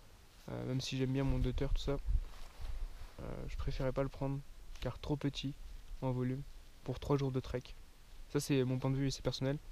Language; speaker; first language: French; native; French